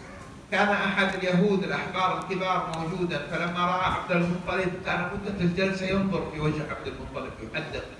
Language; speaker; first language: Arabic; native; Arabic